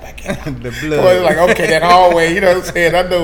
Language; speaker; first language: English; native; English